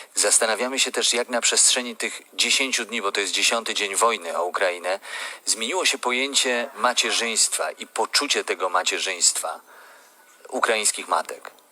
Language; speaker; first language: Polish; native; Polish